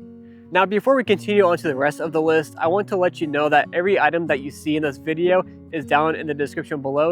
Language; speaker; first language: English; native; English